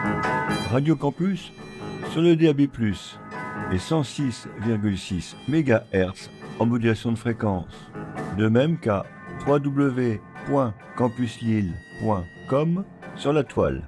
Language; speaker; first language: French; native; French